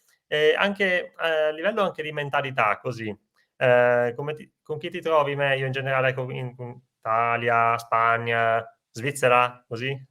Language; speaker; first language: Italian; native; Italian